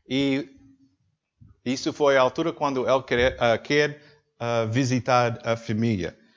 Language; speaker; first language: Portuguese; non-native, learner; English